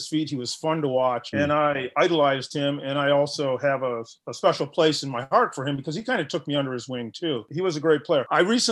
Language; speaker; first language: English; native; English